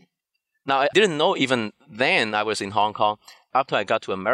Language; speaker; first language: English; non-native, fluent; Cantonese